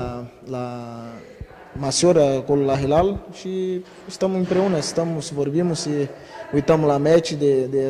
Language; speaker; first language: Romanian; non-native, learner; Portuguese